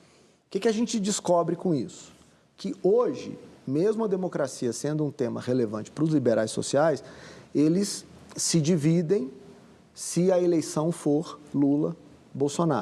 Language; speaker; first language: Portuguese; native; Portuguese